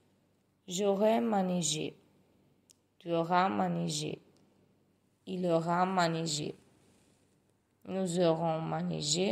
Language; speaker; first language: French; non-native, learner; Italian